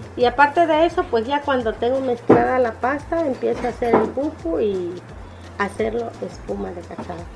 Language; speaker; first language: Spanish; native; Spanish